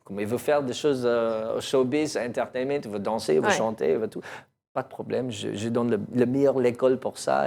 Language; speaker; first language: French; non-native, learner; English